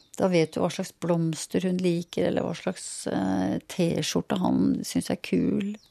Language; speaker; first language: Norwegian; native; Norwegian